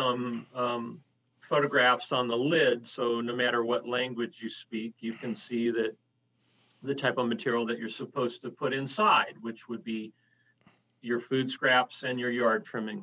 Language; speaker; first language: English; native; English